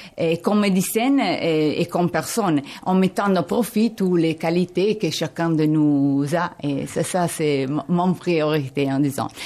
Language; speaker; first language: French; non-native, fluent; Italian